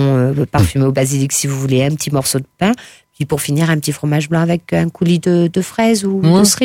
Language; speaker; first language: French; native; French